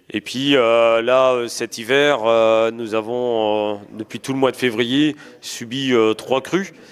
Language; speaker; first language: French; native; French